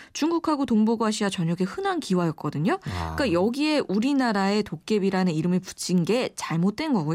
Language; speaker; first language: Korean; native; Korean